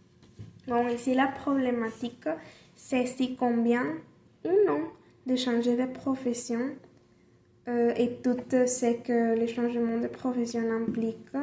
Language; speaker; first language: French; non-native, learner; Spanish